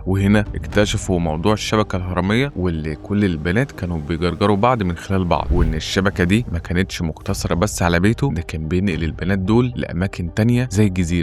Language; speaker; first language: Arabic; native; Arabic